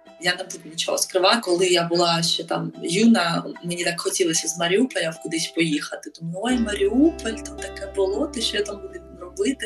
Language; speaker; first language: Ukrainian; native; Ukrainian